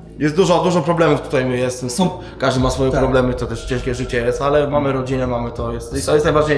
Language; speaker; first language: Polish; native; Polish